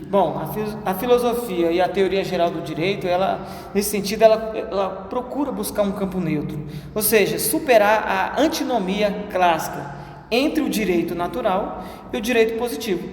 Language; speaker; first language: Portuguese; native; Portuguese